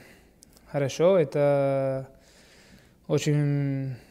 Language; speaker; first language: Russian; non-native, learner; Portuguese